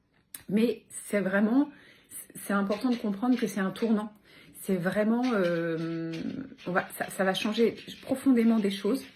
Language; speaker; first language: French; native; French